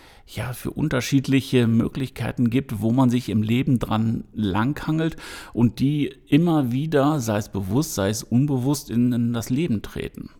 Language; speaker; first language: German; native; German